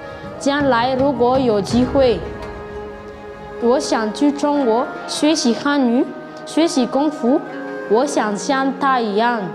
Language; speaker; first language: Chinese; non-native, learner; Malagasy